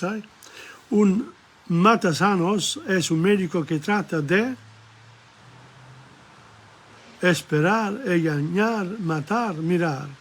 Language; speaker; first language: Spanish; non-native, learner; English